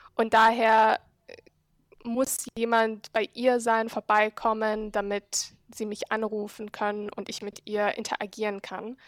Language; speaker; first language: German; non-native, fluent; Arabic